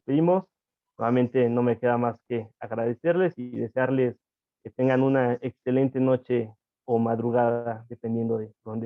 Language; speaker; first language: Spanish; native; Spanish